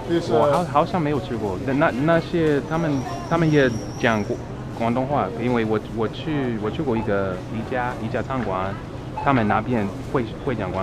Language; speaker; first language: Chinese; non-native, fluent; English